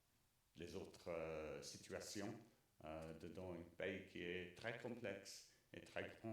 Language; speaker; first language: French; non-native, learner; English